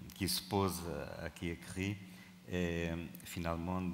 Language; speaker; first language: French; non-native, fluent; Portuguese